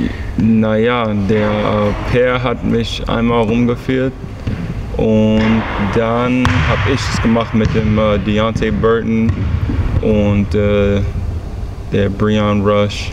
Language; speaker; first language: German; early bilingual, heritage; English